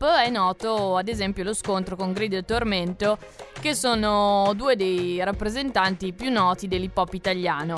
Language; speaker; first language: Italian; native; Italian